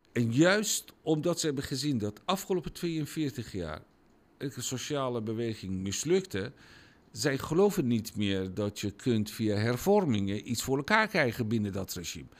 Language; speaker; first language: Dutch; non-native, fluent; Persian